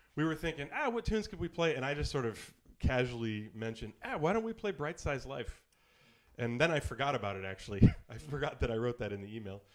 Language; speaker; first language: English; native; English